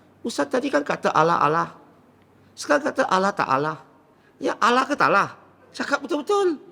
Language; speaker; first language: Malay; non-native, local second language; Min Nan Chinese